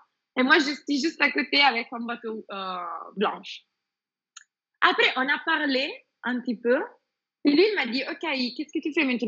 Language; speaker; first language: French; non-native, fluent; Spanish